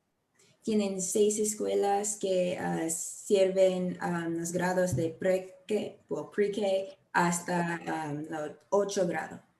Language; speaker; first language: Spanish; non-native, learner; English